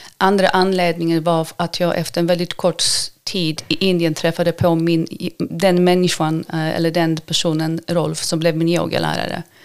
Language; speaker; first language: Swedish; early bilingual, other home language; Polish